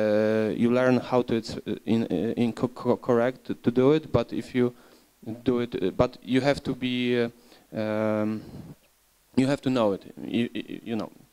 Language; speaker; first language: English; non-native, learner; Polish